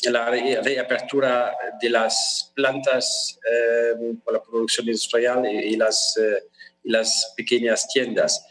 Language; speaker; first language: Spanish; non-native, fluent; German